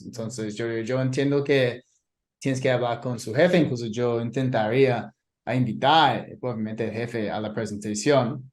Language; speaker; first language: Spanish; non-native, fluent; English